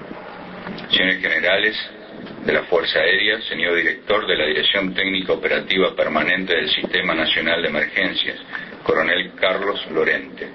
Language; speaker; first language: Spanish; native; Spanish